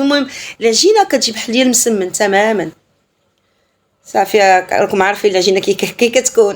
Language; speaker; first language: Arabic; native; Arabic